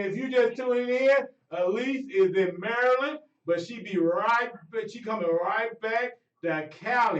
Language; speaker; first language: English; native; English